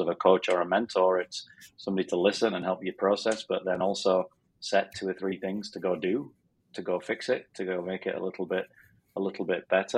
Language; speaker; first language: English; native; English